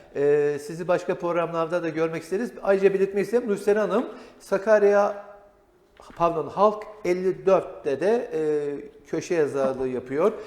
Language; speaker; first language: Turkish; native; Turkish